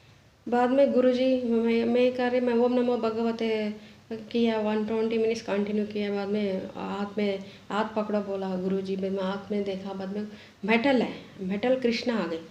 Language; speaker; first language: Hindi; non-native, local second language; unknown